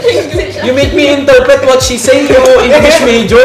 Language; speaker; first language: English; non-native, learner; Filipino